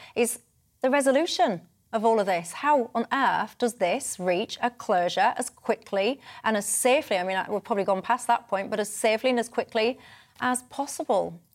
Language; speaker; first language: English; native; English